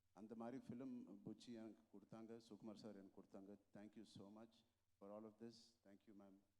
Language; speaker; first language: Tamil; non-native, local second language; Telugu